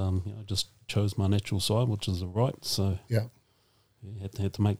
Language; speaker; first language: English; native; English